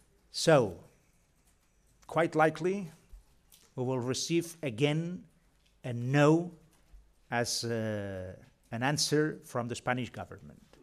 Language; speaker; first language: English; non-native, fluent; Catalan